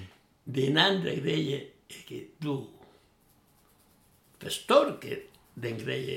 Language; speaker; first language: Swedish; non-native, learner; Spanish